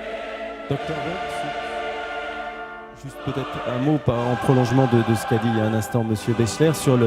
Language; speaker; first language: French; native; French